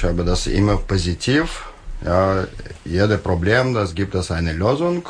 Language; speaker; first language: German; non-native, learner; Russian